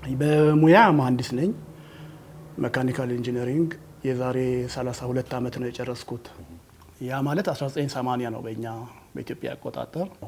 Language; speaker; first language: Amharic; non-native, local second language; Wolaytta